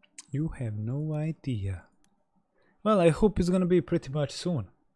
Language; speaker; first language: English; non-native, fluent; Bosnian